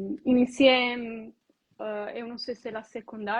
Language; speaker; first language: Portuguese; non-native, learner; Italian